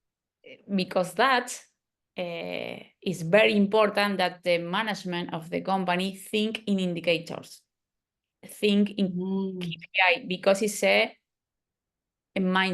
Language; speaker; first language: English; non-native, learner; Spanish